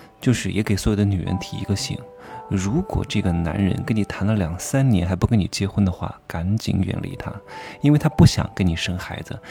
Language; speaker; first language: Chinese; native; Chinese